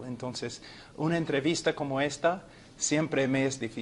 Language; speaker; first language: Spanish; non-native, fluent; English